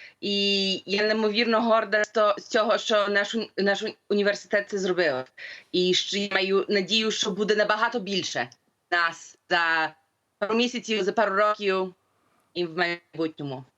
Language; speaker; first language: Ukrainian; early bilingual, heritage; Ukrainian